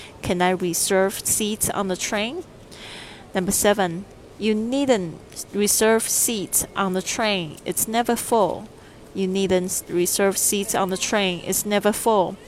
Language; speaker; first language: English; non-native, fluent; Chinese